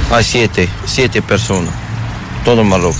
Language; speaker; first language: Spanish; non-native, learner; Arabic